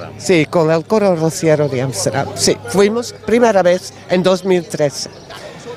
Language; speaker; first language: Spanish; non-native, learner; Dutch